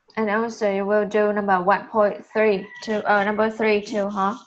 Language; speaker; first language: English; non-native, fluent; Vietnamese